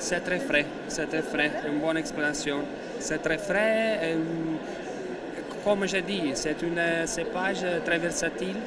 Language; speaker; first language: French; non-native, learner; Italian